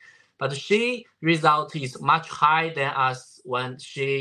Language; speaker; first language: English; non-native, learner; Chinese